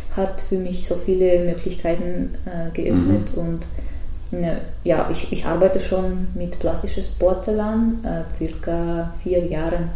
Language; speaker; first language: German; non-native, fluent; Russian